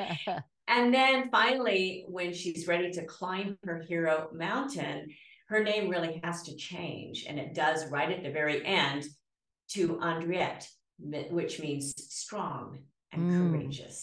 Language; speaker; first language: English; native; English